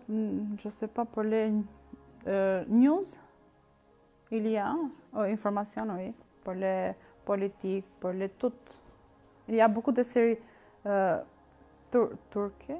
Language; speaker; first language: French; non-native, learner; Albanian